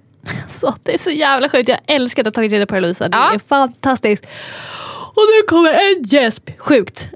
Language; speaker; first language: Swedish; native; Swedish